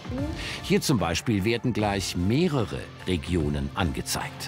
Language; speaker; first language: German; native; German